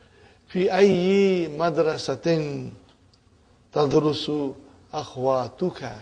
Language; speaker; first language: Arabic; non-native, fluent; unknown